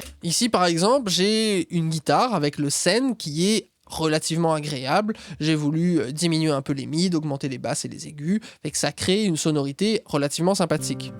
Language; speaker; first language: French; native; French